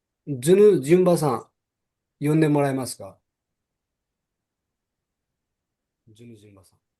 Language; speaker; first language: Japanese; non-native, fluent; Nepali